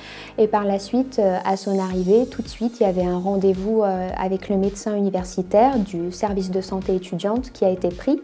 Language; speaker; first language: French; native; French